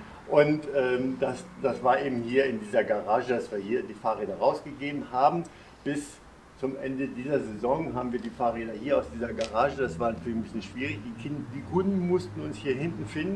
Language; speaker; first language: German; native; German